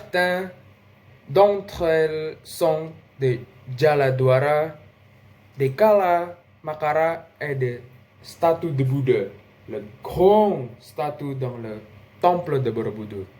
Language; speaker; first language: French; non-native, learner; Indonesian